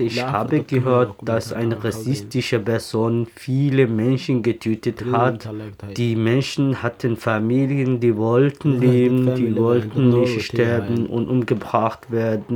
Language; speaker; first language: German; non-native, learner; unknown